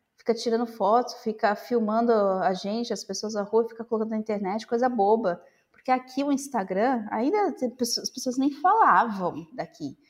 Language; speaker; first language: Portuguese; native; Portuguese